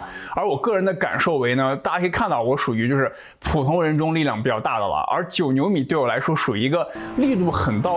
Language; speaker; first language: Chinese; native; Chinese